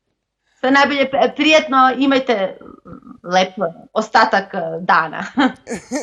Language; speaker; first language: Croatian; non-native, local second language; Macedonian